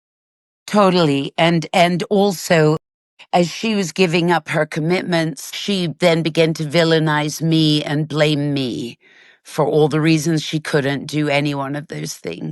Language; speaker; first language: English; native; English